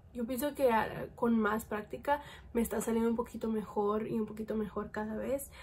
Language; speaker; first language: Spanish; early bilingual, heritage; Spanish